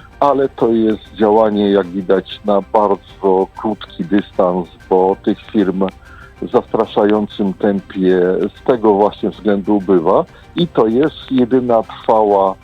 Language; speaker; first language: Polish; native; Polish